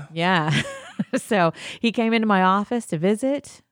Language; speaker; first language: English; native; English